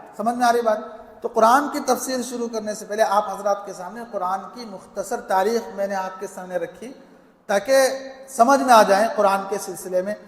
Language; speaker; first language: Urdu; native; Urdu